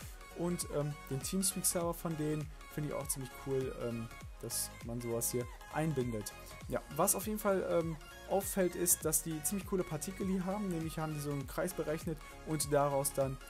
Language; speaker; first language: German; native; German